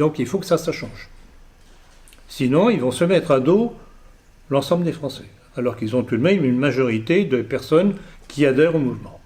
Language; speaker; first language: French; native; French